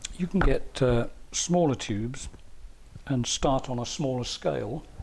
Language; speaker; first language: English; native; English